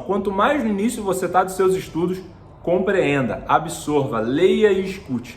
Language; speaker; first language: Portuguese; native; Portuguese